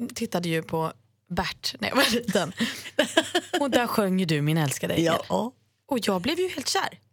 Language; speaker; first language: Swedish; native; Swedish